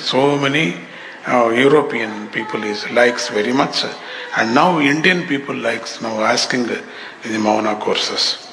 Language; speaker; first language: English; non-native, local second language; Telugu